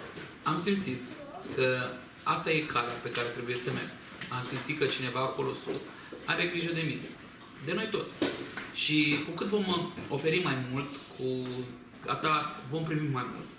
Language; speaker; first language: Romanian; native; Romanian